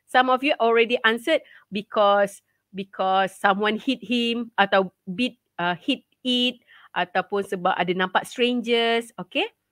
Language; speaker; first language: English; non-native, local second language; Malay